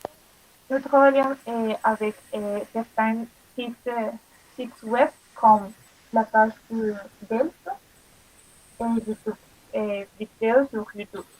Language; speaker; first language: French; non-native, learner; Spanish